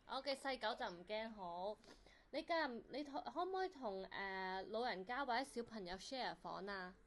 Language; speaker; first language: Cantonese; native; Cantonese